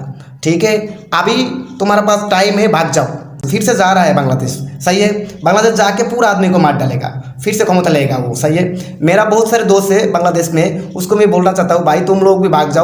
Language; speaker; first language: Hindi; non-native, learner; Bangla